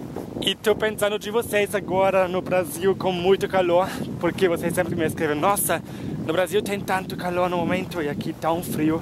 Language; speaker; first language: Portuguese; non-native, fluent; German